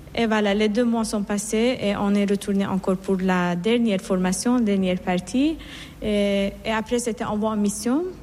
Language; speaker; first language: French; non-native, fluent; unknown